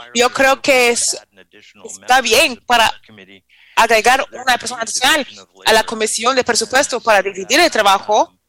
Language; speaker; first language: Spanish; non-native, fluent; English